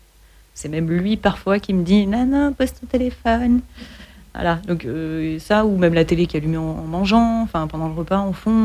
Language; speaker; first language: French; native; French